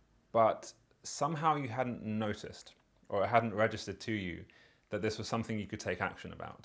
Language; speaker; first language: English; native; English